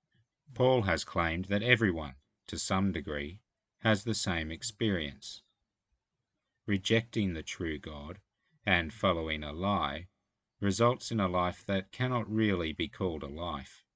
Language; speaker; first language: English; native; English